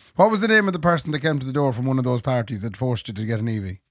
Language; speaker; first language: English; native; English